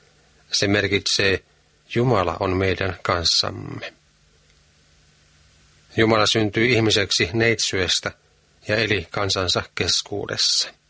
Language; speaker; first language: Finnish; native; Finnish